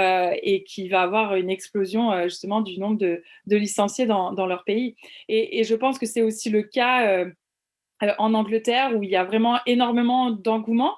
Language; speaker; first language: French; native; French